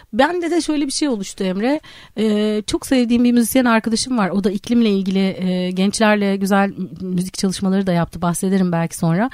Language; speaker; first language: Turkish; native; Turkish